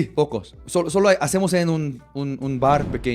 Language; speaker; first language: Spanish; non-native, fluent; Korean